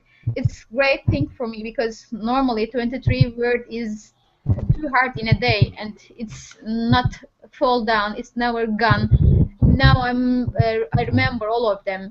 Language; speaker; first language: English; non-native, learner; Turkish